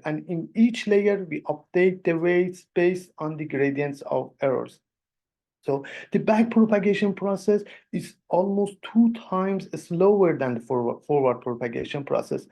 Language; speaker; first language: English; non-native, fluent; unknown